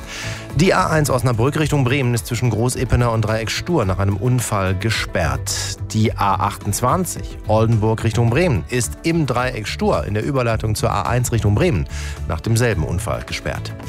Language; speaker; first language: German; native; German